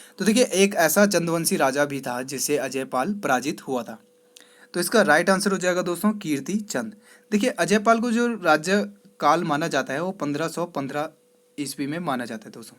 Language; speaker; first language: Hindi; native; Hindi